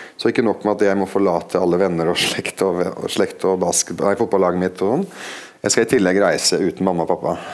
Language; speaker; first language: Norwegian; non-native, fluent; Arabic